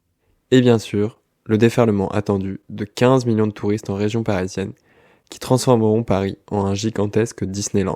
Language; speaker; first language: French; native; French